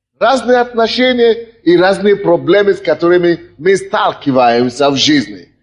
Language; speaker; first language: Russian; non-native, fluent; Yoruba